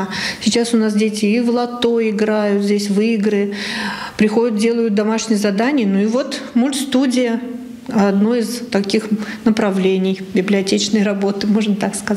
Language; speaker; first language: Russian; native; Russian